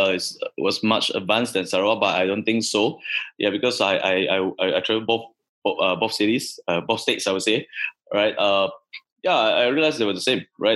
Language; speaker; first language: English; non-native, local second language; Chinese